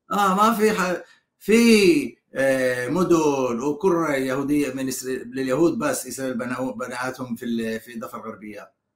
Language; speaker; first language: Arabic; non-native, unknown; Hebrew